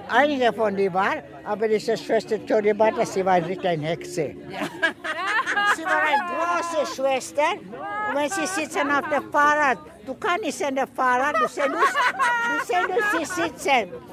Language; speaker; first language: German; early bilingual, other home language; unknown